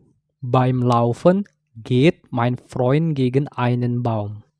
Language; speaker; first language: German; non-native, fluent; Indonesian